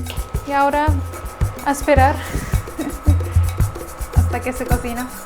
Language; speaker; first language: Spanish; non-native, fluent; Arabic